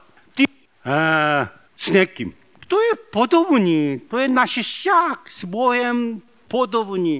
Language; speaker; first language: Czech; non-native, learner; Korean